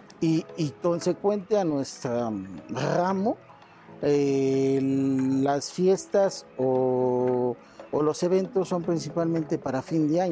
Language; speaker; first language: Spanish; native; Spanish